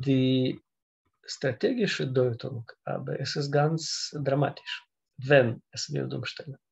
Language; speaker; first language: German; non-native, learner; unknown